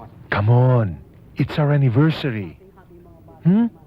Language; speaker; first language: English; non-native, local second language; Filipino